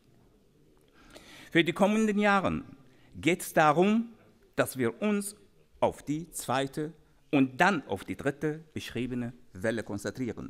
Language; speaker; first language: German; non-native, fluent; Arabic